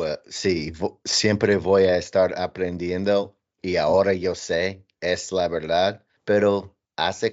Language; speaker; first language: Spanish; non-native, learner; English